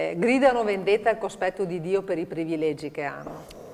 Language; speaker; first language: Italian; native; Italian